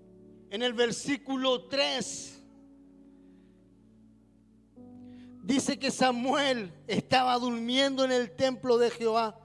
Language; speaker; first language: Spanish; native; Spanish